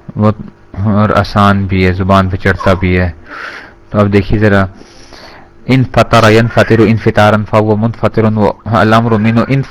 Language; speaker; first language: Urdu; native; Urdu